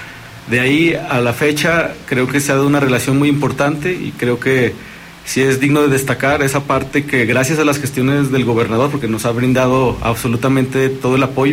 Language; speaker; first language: Spanish; native; Spanish